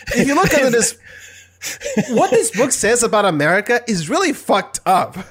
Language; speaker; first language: English; non-native, fluent; Portuguese